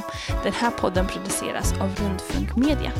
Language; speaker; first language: Swedish; native; Swedish